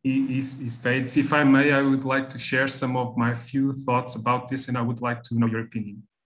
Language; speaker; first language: English; non-native, fluent; Portuguese